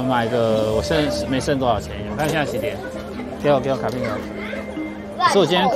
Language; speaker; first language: Chinese; native; Chinese